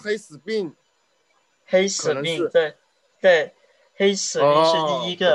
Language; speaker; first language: Chinese; early bilingual, heritage; Chinese